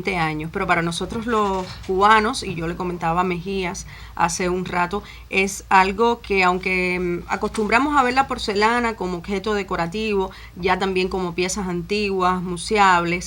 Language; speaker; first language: Spanish; native; Spanish